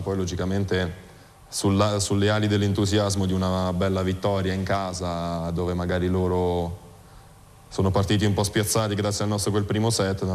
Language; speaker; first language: Italian; native; Italian